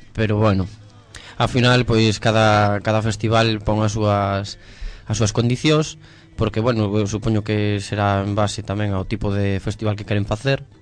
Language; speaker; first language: Galician; native; Galician